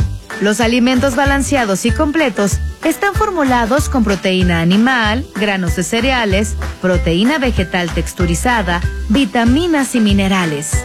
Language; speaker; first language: Spanish; native; Spanish